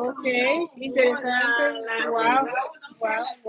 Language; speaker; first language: Spanish; native; Spanish